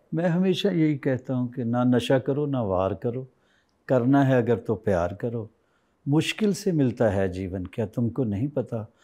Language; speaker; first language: Hindi; native; Hindi